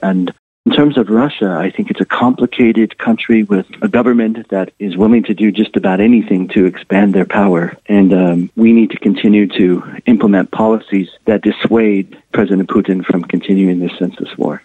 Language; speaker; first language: English; native; English